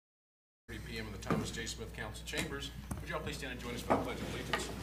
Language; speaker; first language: English; native; English